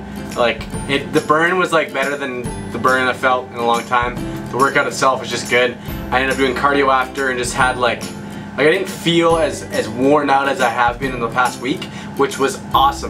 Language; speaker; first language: English; native; English